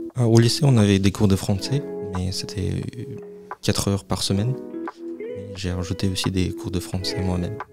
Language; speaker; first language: French; non-native, fluent; Russian